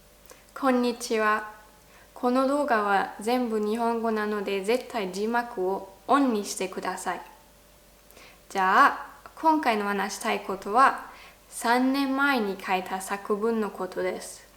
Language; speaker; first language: Japanese; non-native, fluent; German